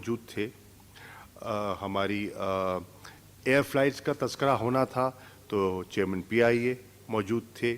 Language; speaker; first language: Urdu; non-native, local second language; Saraiki